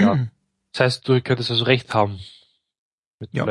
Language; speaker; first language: German; native; German